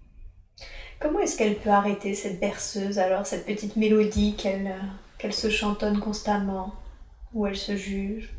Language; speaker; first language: French; native; French